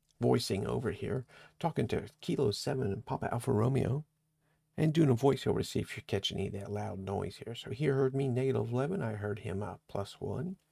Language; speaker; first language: English; native; English